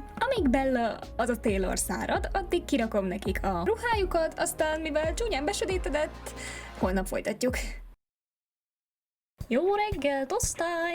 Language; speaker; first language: Hungarian; native; Hungarian